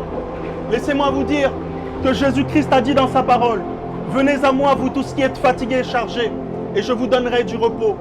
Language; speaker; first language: French; native; French